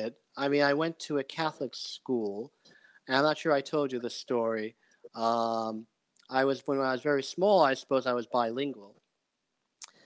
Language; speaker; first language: English; native; English